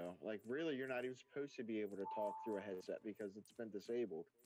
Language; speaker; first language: English; native; English